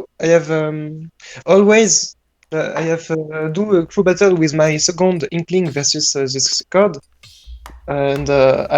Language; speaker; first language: English; non-native, learner; French